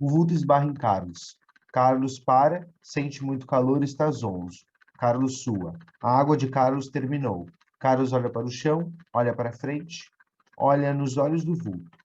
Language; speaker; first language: Portuguese; native; Portuguese